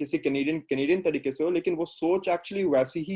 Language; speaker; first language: Hindi; native; Hindi